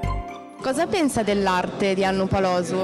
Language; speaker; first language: Italian; native; Italian